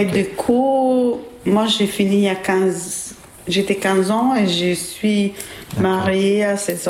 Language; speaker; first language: French; non-native, learner; Albanian